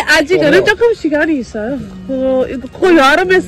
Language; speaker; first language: Korean; non-native, learner; Punjabi